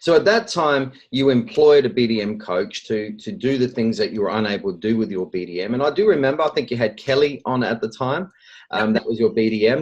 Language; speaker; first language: English; native; English